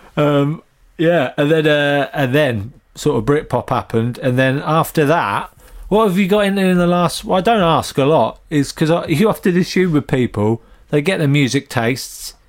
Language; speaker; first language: English; native; English